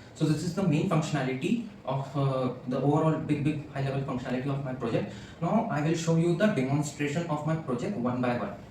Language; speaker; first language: English; non-native, local second language; Hindi